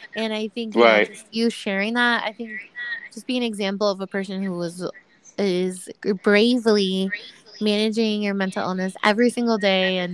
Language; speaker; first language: English; native; English